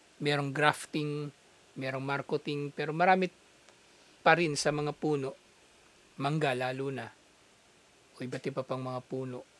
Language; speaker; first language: Filipino; native; Filipino